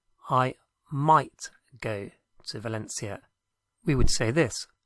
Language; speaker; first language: English; native; English